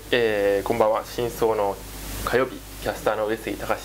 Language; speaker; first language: Japanese; native; Japanese